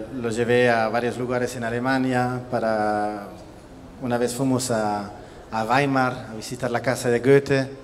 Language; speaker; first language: Spanish; non-native, fluent; German